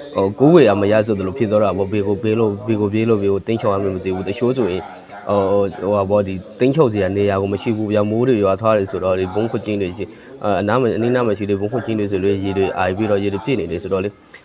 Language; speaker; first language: Burmese; native; Burmese